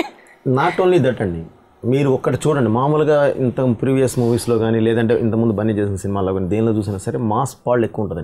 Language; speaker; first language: Telugu; native; Telugu